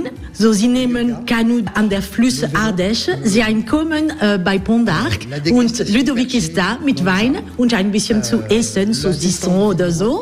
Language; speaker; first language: German; non-native, fluent; French